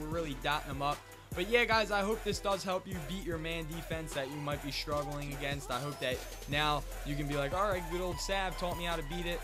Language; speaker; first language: English; native; English